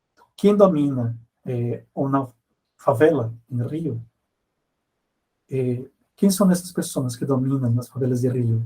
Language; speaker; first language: Spanish; non-native, fluent; Portuguese